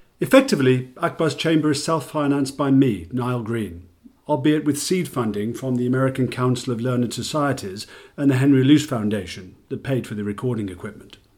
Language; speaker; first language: English; native; English